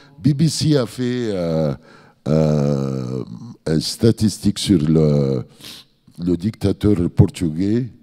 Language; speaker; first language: French; non-native, fluent; Arabic